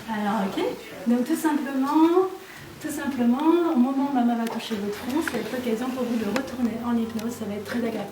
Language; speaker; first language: French; native; French